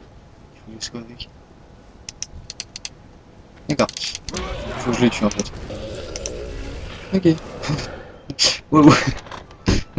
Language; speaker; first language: French; native; French